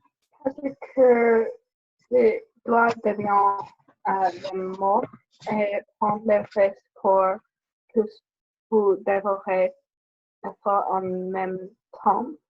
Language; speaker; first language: French; non-native, learner; English